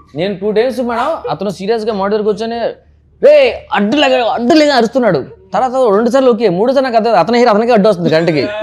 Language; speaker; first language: Telugu; native; Telugu